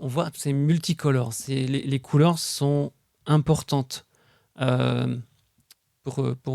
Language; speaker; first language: French; native; French